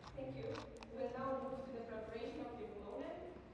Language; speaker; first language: English; non-native, fluent; Romanian